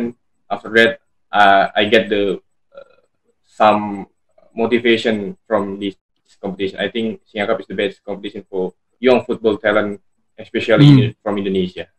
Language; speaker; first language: English; non-native, learner; Indonesian